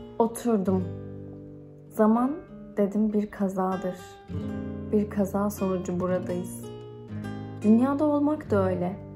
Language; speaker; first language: Turkish; native; Turkish